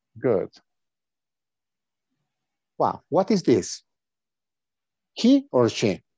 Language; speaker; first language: English; non-native, fluent; Spanish